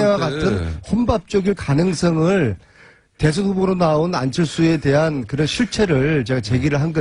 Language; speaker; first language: Korean; native; Korean